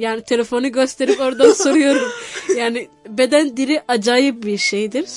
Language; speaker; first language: Turkish; non-native, fluent; Somali